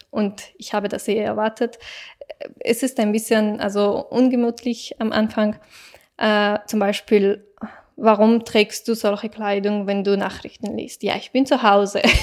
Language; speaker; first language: German; non-native, fluent; Persian